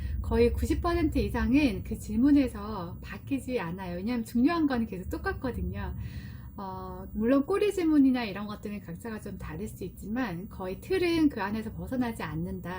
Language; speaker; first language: Korean; native; Korean